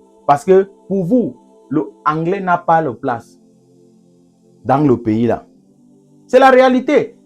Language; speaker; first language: French; non-native, local second language; English